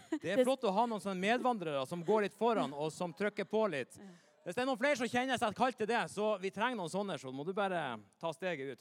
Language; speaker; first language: Norwegian; native; Norwegian